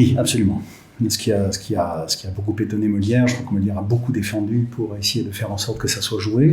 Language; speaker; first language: French; native; French